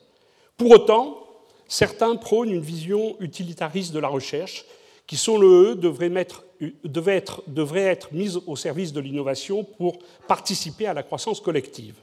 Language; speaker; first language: French; native; French